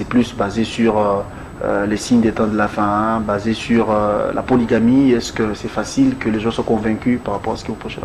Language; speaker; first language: French; non-native, local second language; Lingala